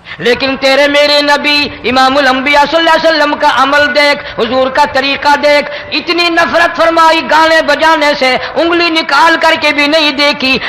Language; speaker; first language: Urdu; non-native, local second language; Punjabi